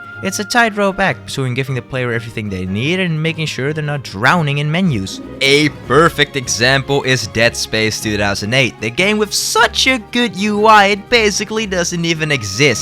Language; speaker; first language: English; native; English